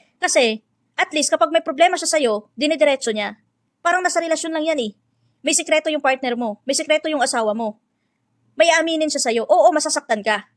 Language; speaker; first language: Filipino; non-native, local second language; Hiligaynon